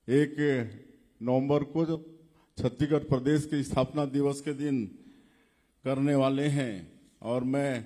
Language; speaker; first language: Hindi; native; Hindi